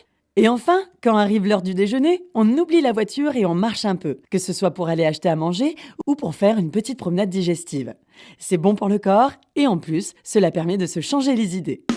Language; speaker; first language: French; native; French